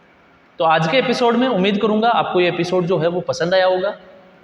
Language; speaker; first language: Hindi; native; Hindi